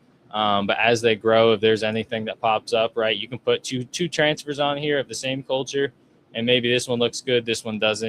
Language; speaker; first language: English; native; English